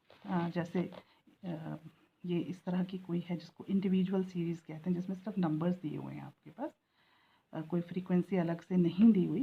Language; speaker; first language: Hindi; native; Hindi